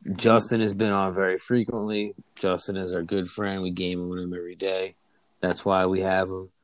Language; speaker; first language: English; native; English